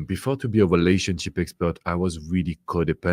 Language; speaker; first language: English; non-native, fluent; French